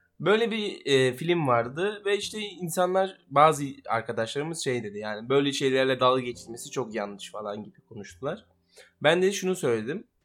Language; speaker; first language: Turkish; native; Turkish